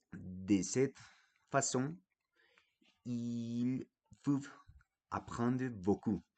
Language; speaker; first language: French; non-native, fluent; Spanish